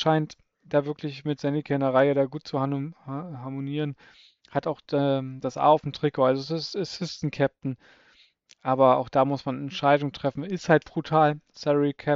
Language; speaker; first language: German; native; German